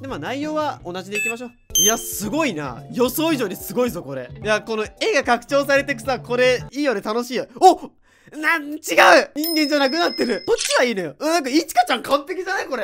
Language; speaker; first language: Japanese; native; Japanese